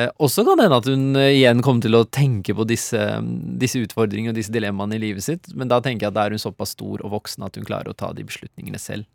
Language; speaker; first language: Norwegian; early bilingual, other home language; Urdu